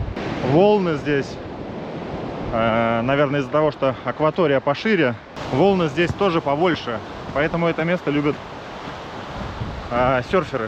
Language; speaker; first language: Russian; native; Russian